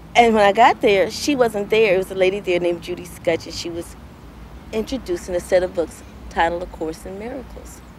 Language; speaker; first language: English; native; English